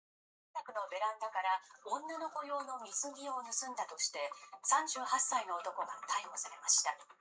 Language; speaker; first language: Japanese; native; Japanese